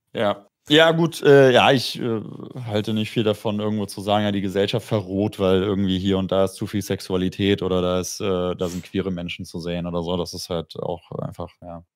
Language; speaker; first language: German; native; German